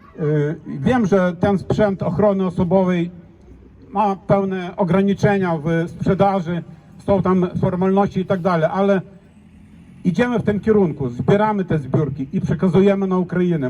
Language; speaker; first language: Polish; non-native, fluent; Ukrainian